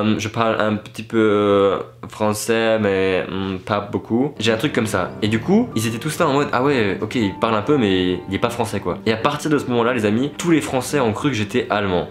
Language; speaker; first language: French; native; French